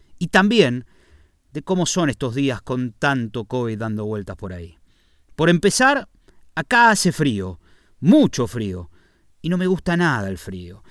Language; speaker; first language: Spanish; native; Spanish